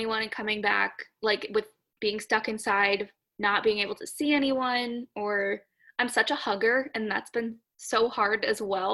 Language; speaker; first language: English; native; English